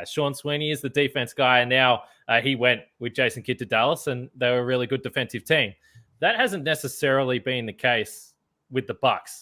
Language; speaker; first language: English; native; English